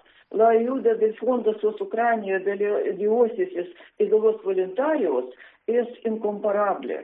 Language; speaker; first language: Spanish; non-native, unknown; Ukrainian